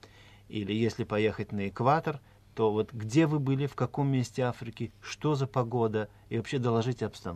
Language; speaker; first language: Russian; native; Russian